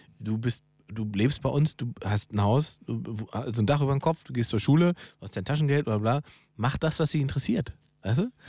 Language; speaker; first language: German; native; German